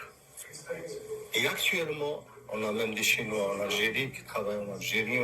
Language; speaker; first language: French; non-native, local second language; Arabic